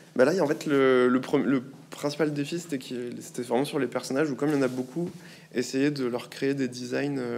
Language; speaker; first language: French; native; French